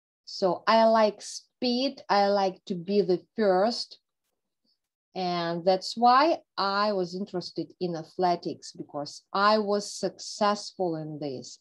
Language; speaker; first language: English; non-native, fluent; Ukrainian